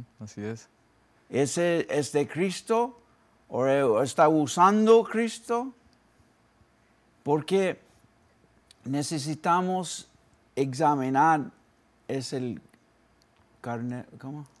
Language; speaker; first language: Spanish; early bilingual, heritage; Spanish